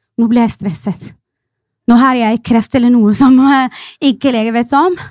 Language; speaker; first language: Norwegian; non-native, fluent; Arabic